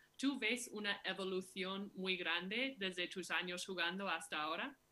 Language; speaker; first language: Spanish; non-native, fluent; English